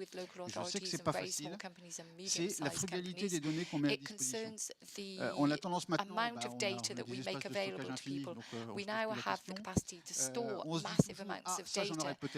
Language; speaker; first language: French; native; French